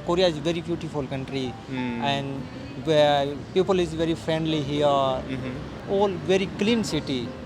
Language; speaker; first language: English; non-native, learner; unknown